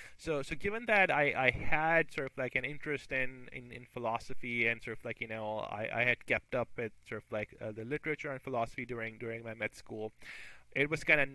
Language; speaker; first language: English; non-native, local second language; Urdu